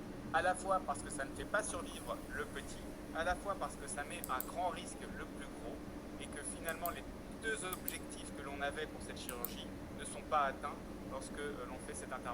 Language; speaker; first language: French; native; French